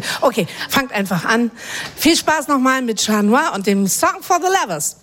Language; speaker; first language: German; native; German